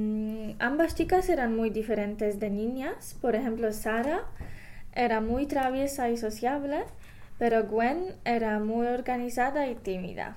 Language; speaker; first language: Spanish; non-native, learner; English